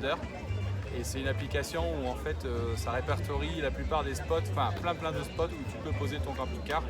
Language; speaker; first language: French; native; French